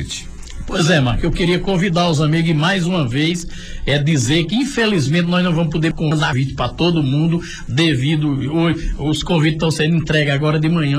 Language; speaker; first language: Portuguese; native; Portuguese